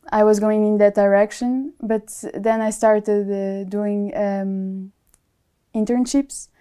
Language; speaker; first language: English; non-native, fluent; Portuguese